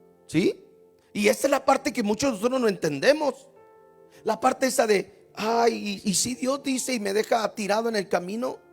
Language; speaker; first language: Spanish; native; Spanish